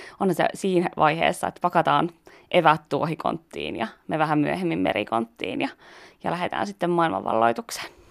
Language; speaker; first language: Finnish; native; Finnish